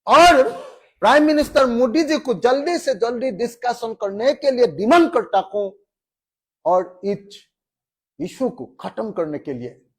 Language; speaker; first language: Hindi; non-native, local second language; Assamese